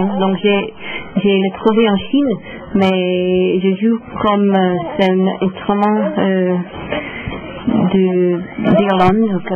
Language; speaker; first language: French; non-native, learner; English